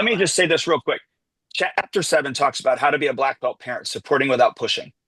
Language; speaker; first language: English; native; English